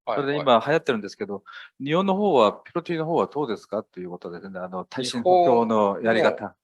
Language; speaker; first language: Japanese; non-native, local second language; Korean